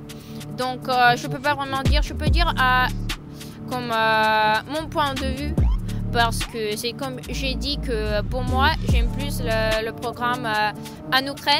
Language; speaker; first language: French; non-native, fluent; Ukrainian